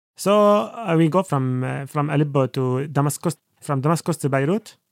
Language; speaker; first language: English; non-native, fluent; Arabic